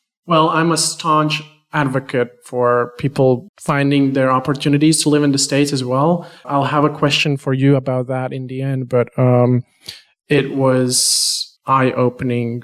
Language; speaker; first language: English; non-native, fluent; Latvian